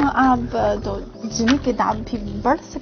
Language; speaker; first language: Hindi; non-native, fluent; Chinese